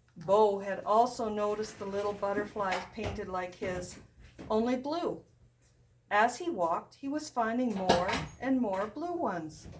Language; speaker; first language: English; native; English